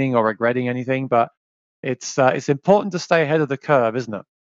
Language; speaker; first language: English; native; English